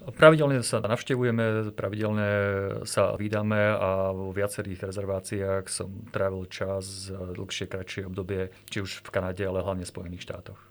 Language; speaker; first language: Slovak; native; Slovak